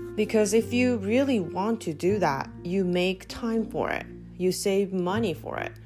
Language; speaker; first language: English; non-native, fluent; Japanese